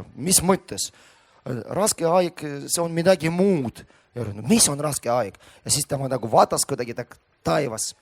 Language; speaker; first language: Estonian; non-native, fluent; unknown